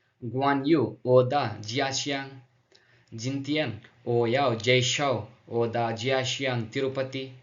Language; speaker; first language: Chinese; non-native, learner; Telugu